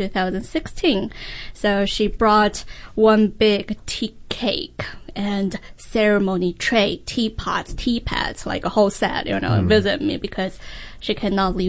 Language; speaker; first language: English; non-native, fluent; Chinese